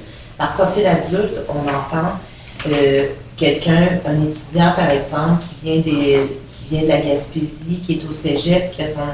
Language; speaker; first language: French; native; French